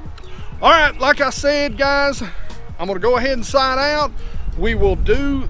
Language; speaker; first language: English; native; English